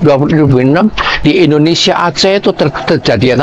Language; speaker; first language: Indonesian; non-native, learner; Cantonese